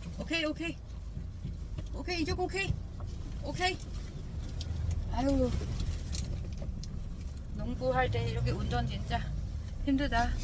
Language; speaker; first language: Korean; non-native, learner; Vietnamese